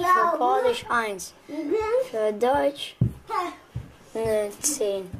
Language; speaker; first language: German; early bilingual, other home language; Kurdish